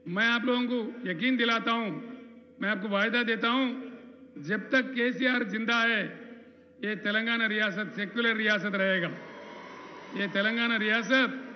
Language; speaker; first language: Hindi; non-native, local second language; Telugu